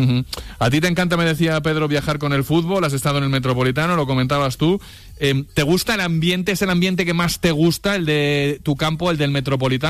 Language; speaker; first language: Spanish; native; Spanish